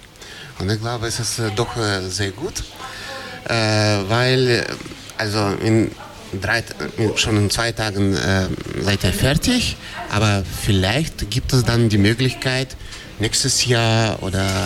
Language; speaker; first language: German; non-native, fluent; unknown